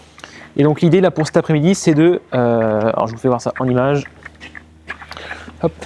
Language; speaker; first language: French; native; French